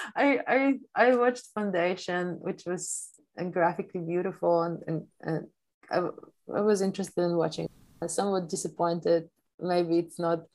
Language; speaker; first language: English; non-native, fluent; Polish